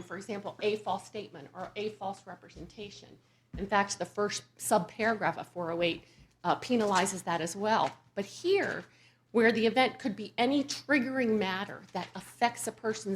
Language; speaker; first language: English; native; English